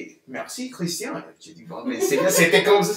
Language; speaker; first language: French; non-native, fluent; Spanish